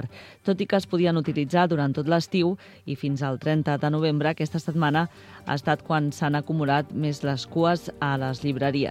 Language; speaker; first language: Catalan; native; Catalan